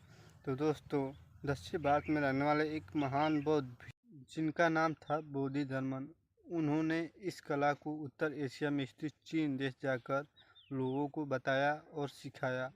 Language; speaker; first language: Hindi; native; Hindi